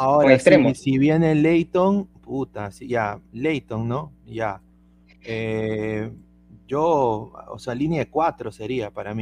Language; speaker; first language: Spanish; native; Spanish